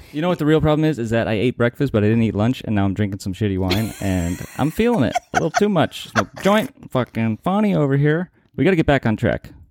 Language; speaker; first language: English; native; English